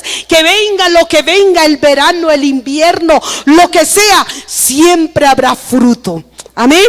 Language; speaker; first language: Spanish; native; Spanish